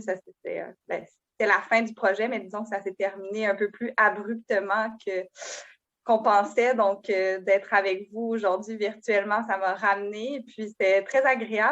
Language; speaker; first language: French; native; French